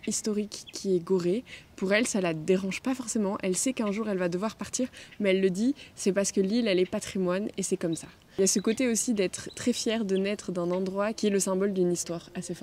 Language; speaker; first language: French; native; French